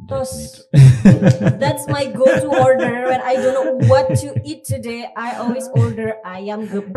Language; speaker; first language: English; non-native, fluent; Indonesian